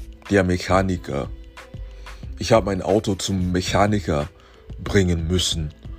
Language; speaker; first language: German; non-native, fluent; English